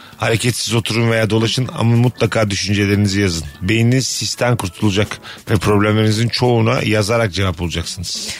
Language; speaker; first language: Turkish; native; Turkish